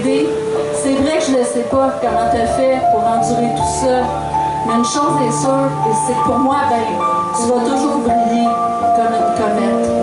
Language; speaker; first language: French; native; French